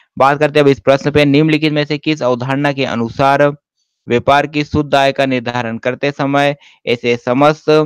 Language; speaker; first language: Hindi; native; Hindi